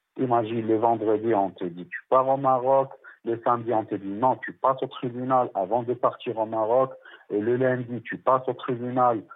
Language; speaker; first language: French; non-native, local second language; Arabic